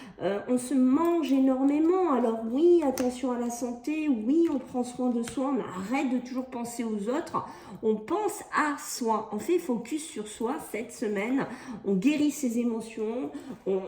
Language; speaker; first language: French; native; French